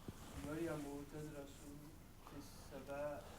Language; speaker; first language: Arabic; non-native, learner; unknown